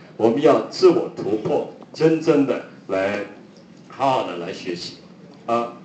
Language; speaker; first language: Chinese; non-native, local second language; Cantonese